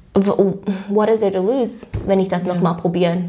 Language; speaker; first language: German; non-native, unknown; English